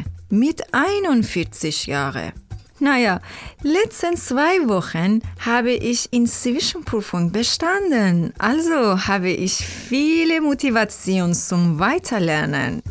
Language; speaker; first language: German; non-native, learner; Persian